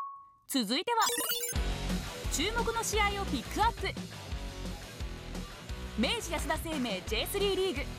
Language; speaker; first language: Japanese; native; Japanese